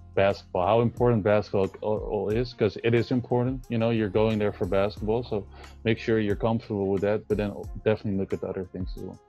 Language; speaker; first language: English; non-native, fluent; Dutch